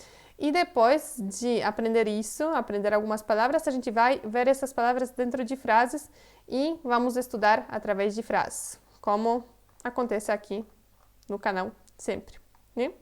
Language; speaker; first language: Portuguese; non-native, fluent; Polish